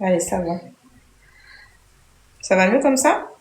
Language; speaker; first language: French; native; French